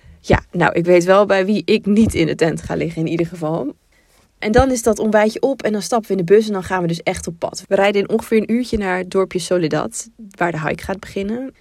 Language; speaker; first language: Dutch; native; Dutch